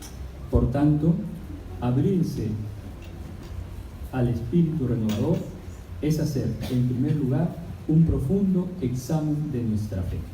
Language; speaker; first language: Spanish; native; Spanish